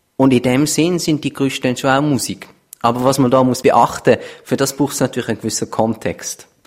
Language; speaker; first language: German; native; German